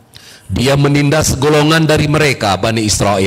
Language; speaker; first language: Indonesian; native; Indonesian